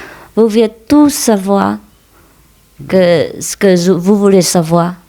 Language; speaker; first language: French; non-native, fluent; Vietnamese